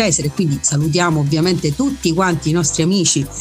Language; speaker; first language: Italian; native; Italian